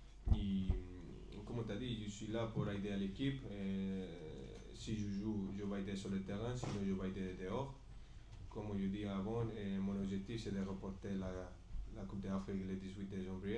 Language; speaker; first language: French; non-native, fluent; Spanish